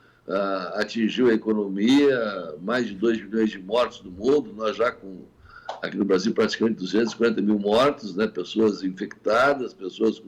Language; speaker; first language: Portuguese; native; Portuguese